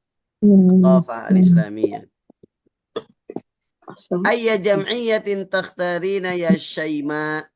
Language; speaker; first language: Arabic; non-native, fluent; Indonesian